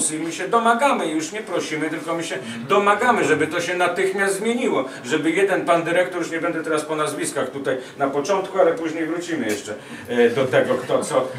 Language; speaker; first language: Polish; native; Polish